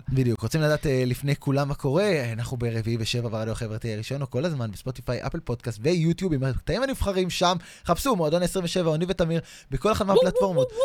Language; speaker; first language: Hebrew; native; Hebrew